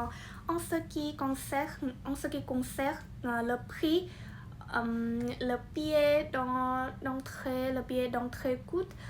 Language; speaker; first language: French; non-native, learner; Vietnamese